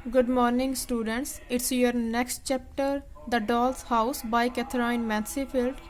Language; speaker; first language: English; non-native, local second language; Punjabi